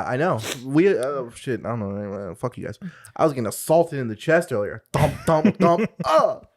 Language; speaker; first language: English; native; English